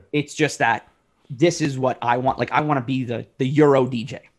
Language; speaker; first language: English; native; English